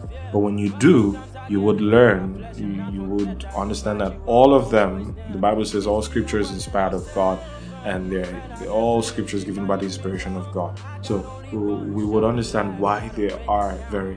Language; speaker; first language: English; non-native, local second language; Yoruba